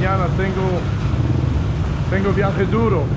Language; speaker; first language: Spanish; non-native, learner; English